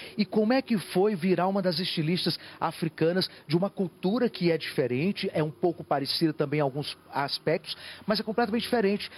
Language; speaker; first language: Portuguese; native; Portuguese